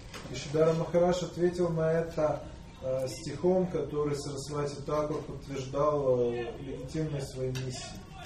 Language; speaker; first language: Russian; native; Russian